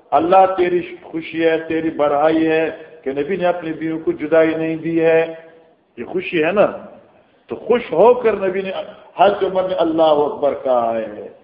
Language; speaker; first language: Urdu; non-native, local second language; Northern Hindko